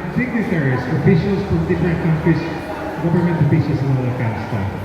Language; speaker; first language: English; non-native, local second language; Filipino